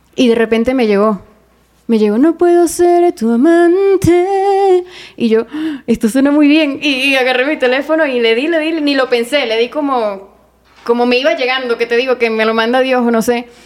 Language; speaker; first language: Spanish; native; Spanish